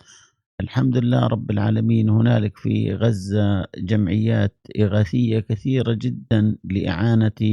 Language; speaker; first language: Arabic; native; Arabic